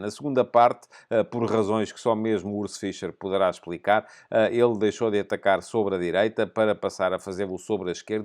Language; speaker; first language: Portuguese; native; Portuguese